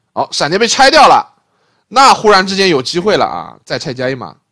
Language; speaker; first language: Chinese; native; Chinese